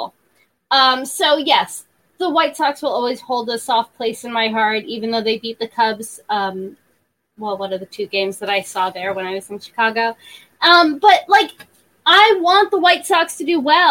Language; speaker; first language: English; native; English